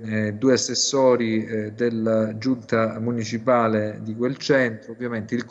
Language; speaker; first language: Italian; native; Italian